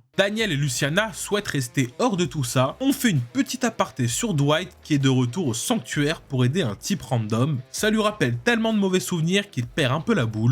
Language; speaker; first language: French; native; French